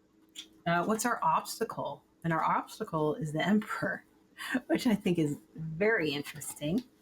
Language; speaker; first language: English; native; English